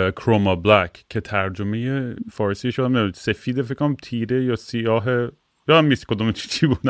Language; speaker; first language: Persian; early bilingual, heritage; Persian